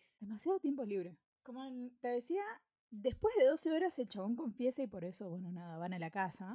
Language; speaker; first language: Spanish; native; Spanish